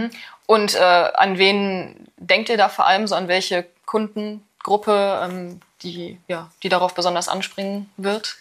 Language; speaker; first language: German; native; German